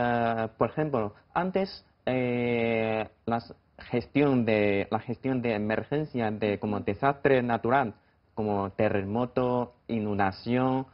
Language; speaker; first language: Spanish; non-native, fluent; Chinese